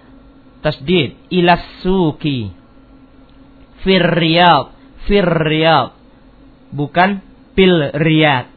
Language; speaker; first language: Arabic; non-native, fluent; Indonesian